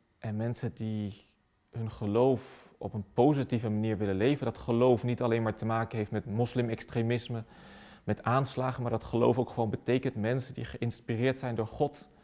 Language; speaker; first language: Dutch; native; Dutch